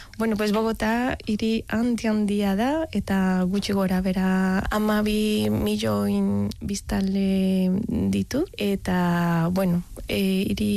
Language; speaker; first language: Basque; non-native, learner; Spanish